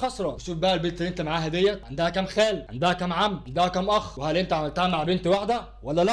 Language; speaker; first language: Arabic; native; Arabic